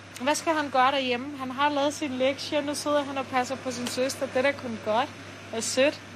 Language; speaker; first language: Danish; early bilingual, other home language; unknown